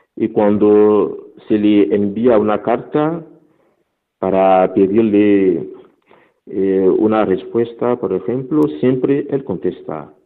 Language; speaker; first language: Spanish; non-native, fluent; Fon